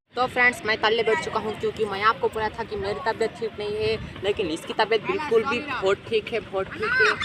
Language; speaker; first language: Hindi; non-native, local second language; Urdu